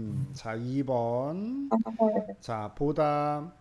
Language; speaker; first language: Korean; native; Korean